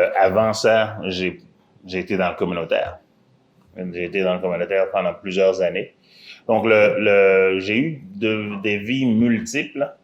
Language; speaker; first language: French; early bilingual, other home language; Haitian Creole